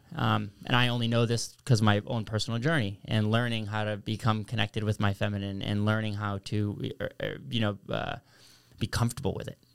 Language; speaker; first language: English; native; English